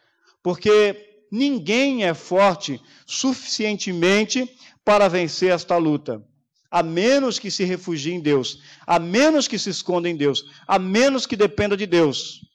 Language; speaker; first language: Portuguese; native; Portuguese